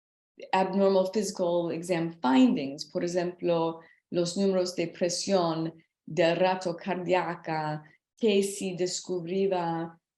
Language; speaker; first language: Spanish; non-native, learner; English